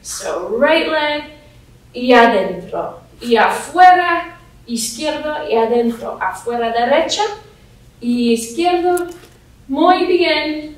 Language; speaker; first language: Spanish; non-native, learner; English